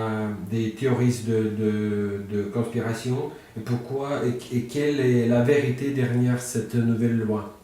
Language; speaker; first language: French; non-native, fluent; Russian